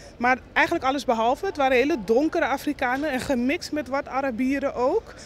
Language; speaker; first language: Dutch; non-native, local second language; Papiamento